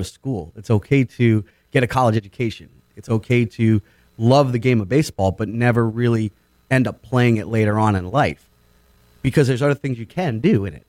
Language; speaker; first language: English; native; English